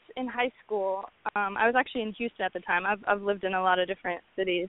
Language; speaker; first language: English; native; English